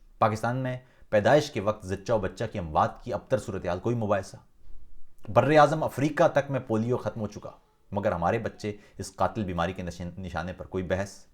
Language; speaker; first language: Urdu; native; Urdu